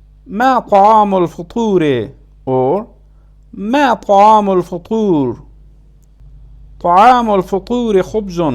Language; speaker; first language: Arabic; non-native, fluent; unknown